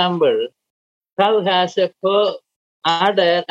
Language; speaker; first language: English; non-native, local second language; Malayalam